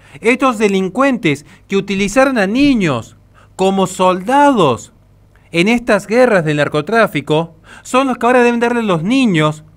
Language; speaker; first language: Spanish; native; Spanish